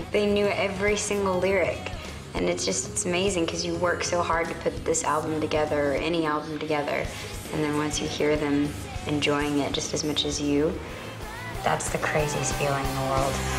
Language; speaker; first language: English; native; English